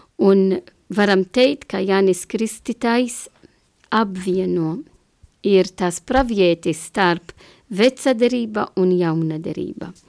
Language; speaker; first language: Latvian; non-native, learner; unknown